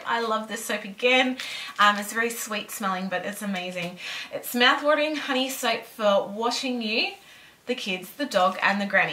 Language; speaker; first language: English; native; English